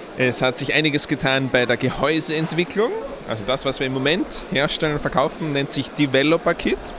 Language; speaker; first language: German; native; German